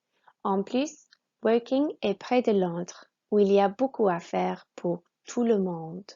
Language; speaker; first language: French; non-native, fluent; English